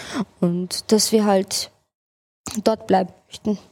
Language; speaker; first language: German; early bilingual, other home language; Chechen